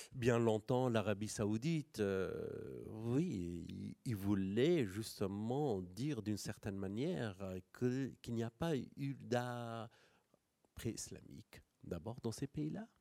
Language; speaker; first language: French; non-native, fluent; Persian